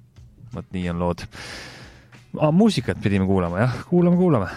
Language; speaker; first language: Estonian; native; Estonian